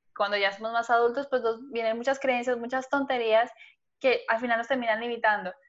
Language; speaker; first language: Spanish; native; Spanish